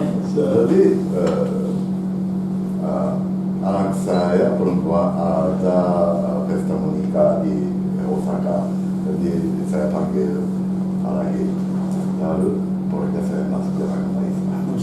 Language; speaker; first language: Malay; non-native, learner; Japanese